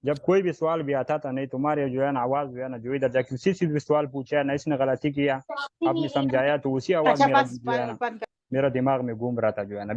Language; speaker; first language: Hindi; non-native, learner; Pashto